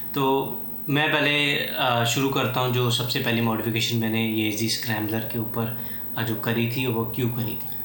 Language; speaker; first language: Hindi; native; Hindi